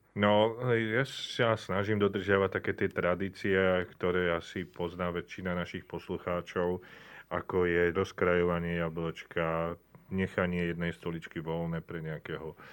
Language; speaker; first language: Slovak; native; Slovak